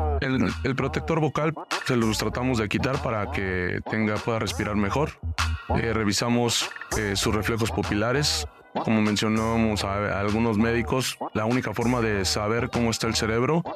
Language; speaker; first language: Spanish; native; Spanish